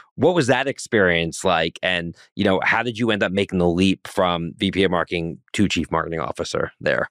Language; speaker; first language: English; native; English